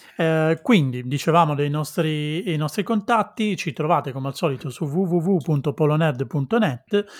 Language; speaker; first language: Italian; native; Italian